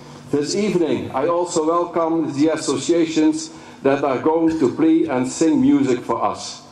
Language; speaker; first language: English; non-native, fluent; Dutch